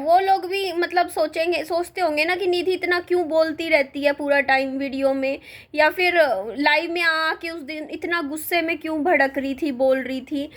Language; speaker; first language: Hindi; native; Hindi